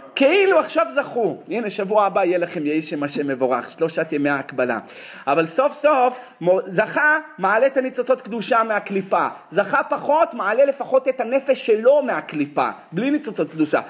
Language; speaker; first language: Hebrew; native; Hebrew